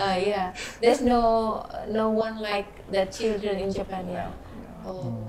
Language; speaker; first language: English; non-native, learner; Indonesian